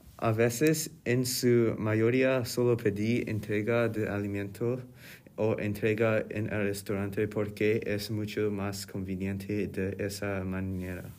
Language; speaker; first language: Spanish; non-native, learner; English